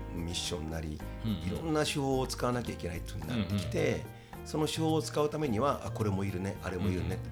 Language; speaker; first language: Japanese; native; Japanese